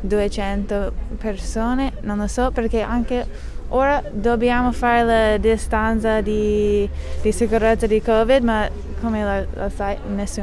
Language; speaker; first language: Italian; non-native, fluent; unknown